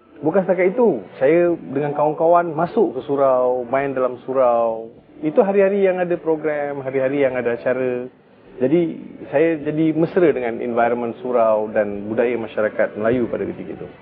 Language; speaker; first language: Malay; early bilingual, other home language; Tamil